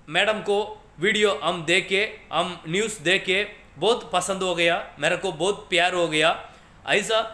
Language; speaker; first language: Hindi; non-native, local second language; Tamil